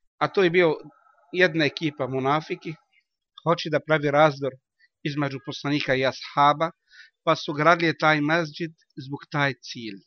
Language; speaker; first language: Bosnian; non-native, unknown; Arabic